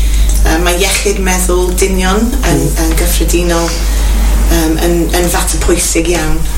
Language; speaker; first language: Welsh; non-native, local second language; English